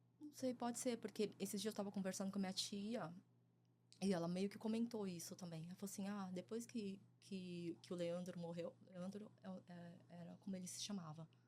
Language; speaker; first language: Portuguese; early bilingual, other home language; Chinese